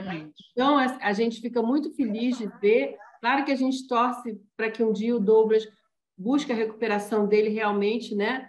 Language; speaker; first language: Portuguese; native; Portuguese